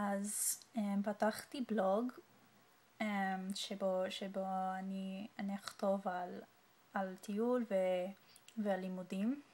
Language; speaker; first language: Hebrew; non-native, learner; English